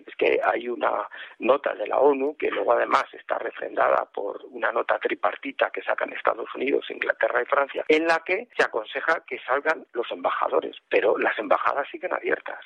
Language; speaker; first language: Spanish; native; Spanish